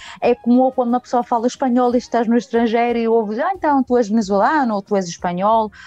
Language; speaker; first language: Portuguese; early bilingual, heritage; Portuguese